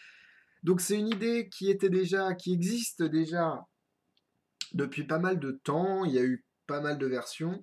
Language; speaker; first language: French; native; French